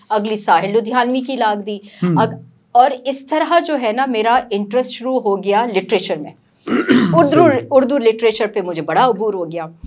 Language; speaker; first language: Urdu; native; Urdu